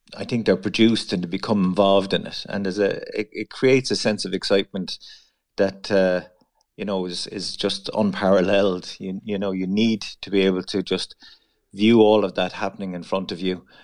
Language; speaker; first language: English; native; English